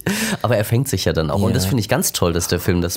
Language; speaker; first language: German; native; German